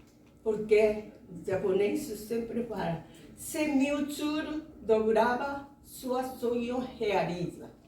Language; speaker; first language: Portuguese; non-native, learner; Japanese